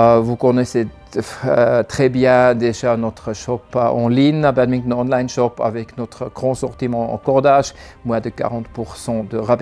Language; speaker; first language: French; non-native, learner; German